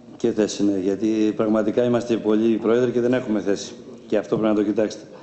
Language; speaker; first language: Greek; native; Greek